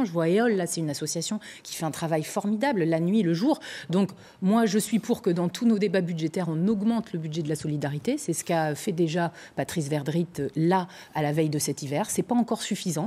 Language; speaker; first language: French; native; French